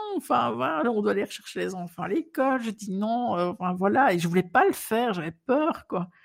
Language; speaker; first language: French; native; French